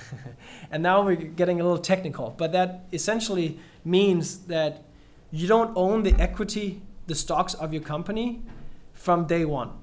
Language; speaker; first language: English; non-native, fluent; Danish